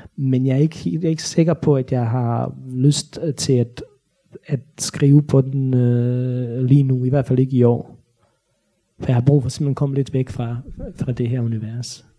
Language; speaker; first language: Danish; non-native, fluent; Bosnian